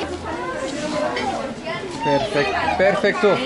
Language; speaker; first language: Spanish; non-native, learner; French